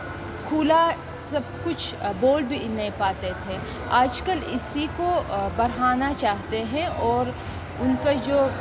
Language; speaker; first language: Hindi; non-native, fluent; Uzbek